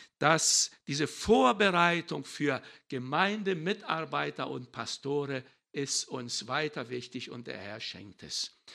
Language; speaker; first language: German; early bilingual, heritage; German